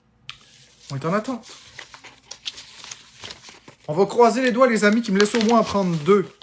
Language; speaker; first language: French; native; French